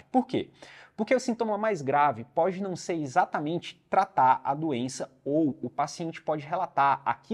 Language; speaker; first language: Portuguese; native; Portuguese